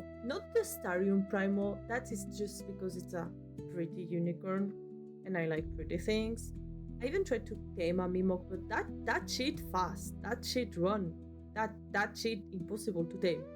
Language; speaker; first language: English; non-native, fluent; Spanish